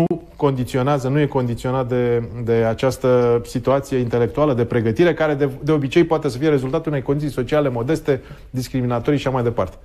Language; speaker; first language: Romanian; native; Romanian